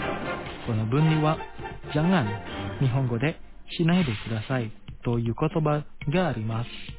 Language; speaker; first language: Japanese; non-native, fluent; Indonesian